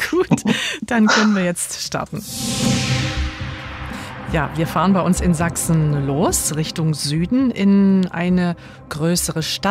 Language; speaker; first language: German; native; German